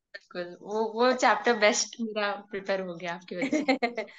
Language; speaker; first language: Hindi; non-native, local second language; Marathi